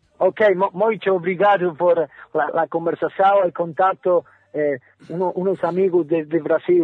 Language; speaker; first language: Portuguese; non-native, learner; Spanish